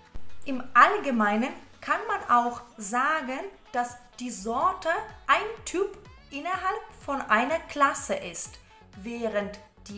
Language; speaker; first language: German; non-native, fluent; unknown